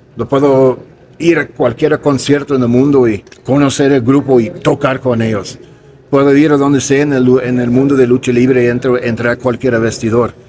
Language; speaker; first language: Spanish; non-native, fluent; English